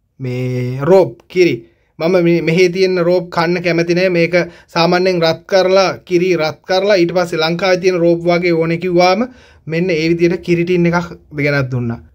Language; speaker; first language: Sinhala; non-native, local second language; Tamil